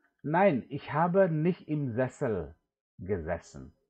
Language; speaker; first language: German; non-native, fluent; Indonesian